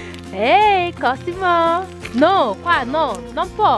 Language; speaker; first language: Italian; non-native, learner; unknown